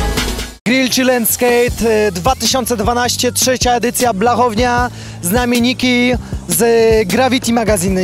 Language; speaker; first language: Polish; native; Polish